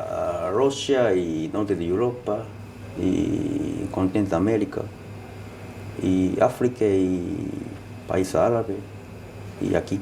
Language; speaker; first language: Spanish; non-native, learner; Japanese